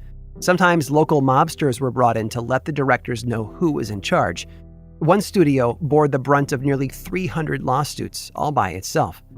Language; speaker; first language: English; native; English